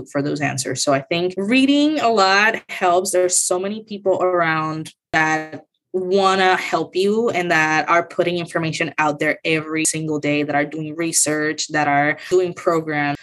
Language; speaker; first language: English; non-native, fluent; Spanish